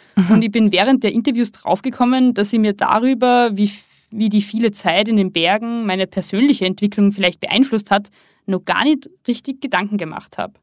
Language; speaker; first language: German; native; German